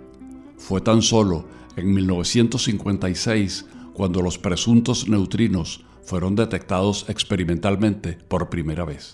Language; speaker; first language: Spanish; native; Spanish